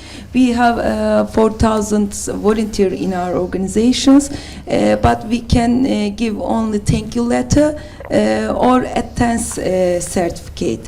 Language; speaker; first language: English; non-native, learner; Turkish